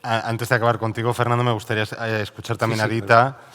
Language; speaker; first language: Spanish; native; Spanish